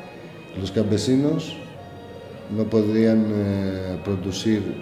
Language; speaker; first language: Spanish; non-native, learner; Greek